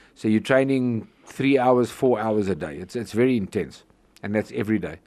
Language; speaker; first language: English; native; English